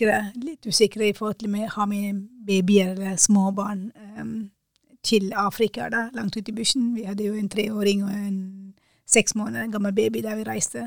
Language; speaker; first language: Norwegian; non-native, fluent; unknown